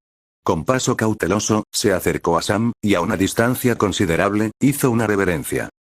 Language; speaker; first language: Spanish; native; Spanish